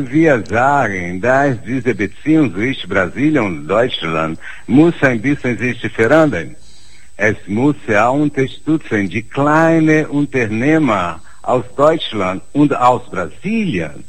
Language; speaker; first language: German; non-native, fluent; Portuguese